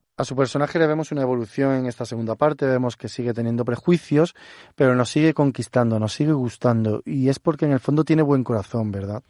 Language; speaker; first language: Spanish; native; Spanish